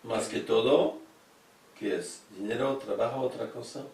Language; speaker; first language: Spanish; non-native, fluent; French